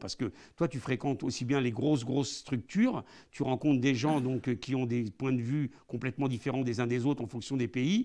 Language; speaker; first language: French; native; French